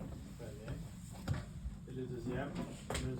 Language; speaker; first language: French; non-native, local second language; English